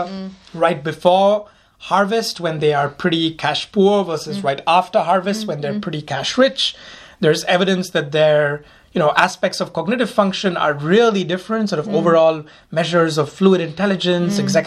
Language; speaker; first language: English; non-native, local second language; Hindi